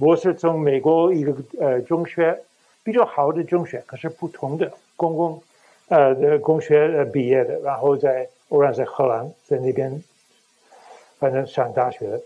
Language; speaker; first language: Chinese; non-native, fluent; English